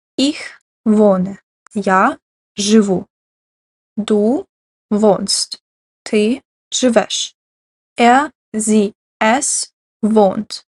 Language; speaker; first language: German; non-native, fluent; Ukrainian